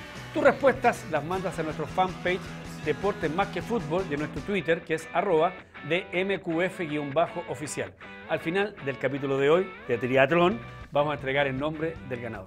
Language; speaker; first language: Spanish; native; Spanish